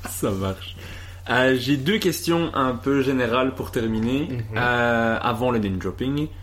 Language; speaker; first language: French; native; French